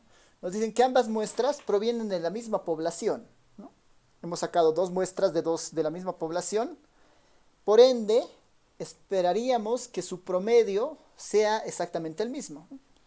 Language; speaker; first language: Spanish; native; Spanish